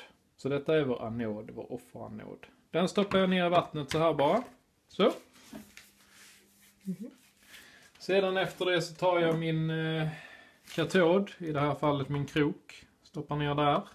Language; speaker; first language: Swedish; native; Swedish